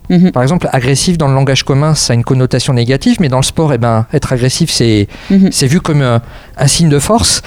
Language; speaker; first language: French; native; French